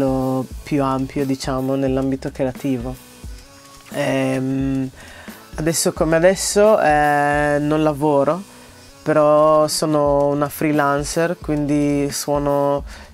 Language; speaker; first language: Italian; early bilingual, other home language; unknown